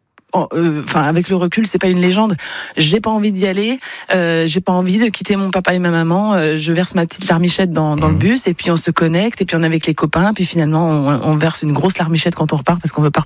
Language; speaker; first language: French; native; French